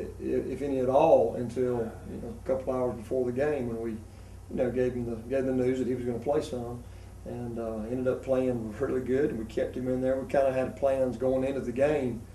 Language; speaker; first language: English; native; English